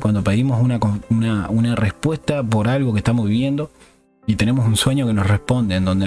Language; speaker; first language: Spanish; native; Spanish